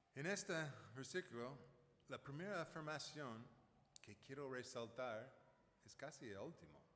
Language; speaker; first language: Spanish; non-native, fluent; English